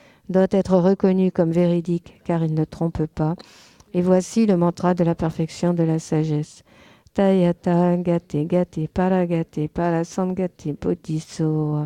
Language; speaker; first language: French; native; French